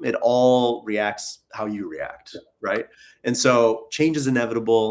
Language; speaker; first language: English; native; English